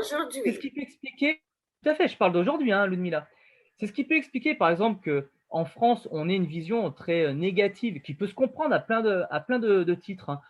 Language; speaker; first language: French; native; French